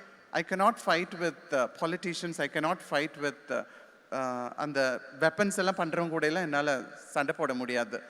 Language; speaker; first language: Tamil; native; Tamil